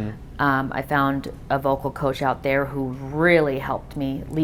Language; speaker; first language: English; native; English